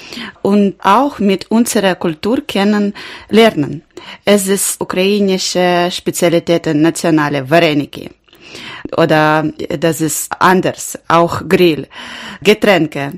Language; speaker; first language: German; non-native, learner; Ukrainian